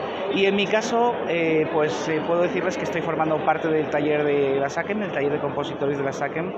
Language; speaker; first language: Spanish; native; Spanish